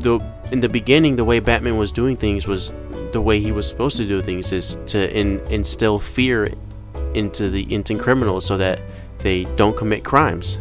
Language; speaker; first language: English; native; English